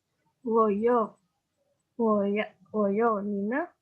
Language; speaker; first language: Chinese; non-native, learner; Indonesian